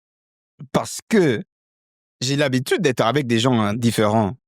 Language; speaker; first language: French; non-native, fluent; English